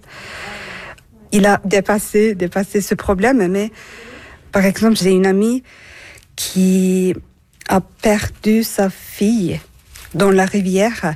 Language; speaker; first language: French; non-native, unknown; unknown